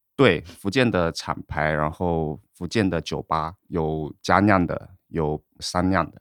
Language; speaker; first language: Chinese; native; Chinese